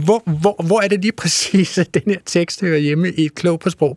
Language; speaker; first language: Danish; native; Danish